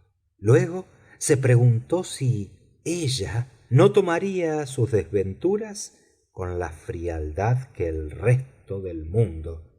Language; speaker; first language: Spanish; native; Spanish